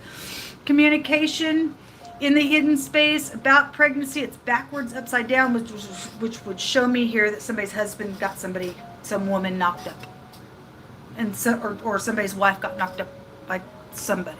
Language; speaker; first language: English; native; English